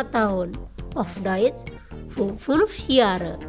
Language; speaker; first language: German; non-native, fluent; Indonesian